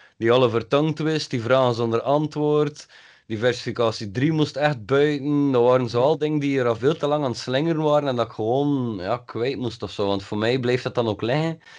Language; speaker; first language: Dutch; native; Dutch